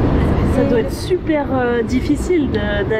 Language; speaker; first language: French; native; French